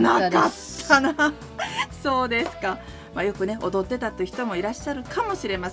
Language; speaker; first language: Japanese; native; Japanese